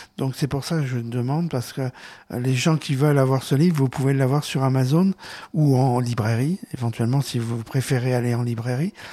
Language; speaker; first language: French; native; French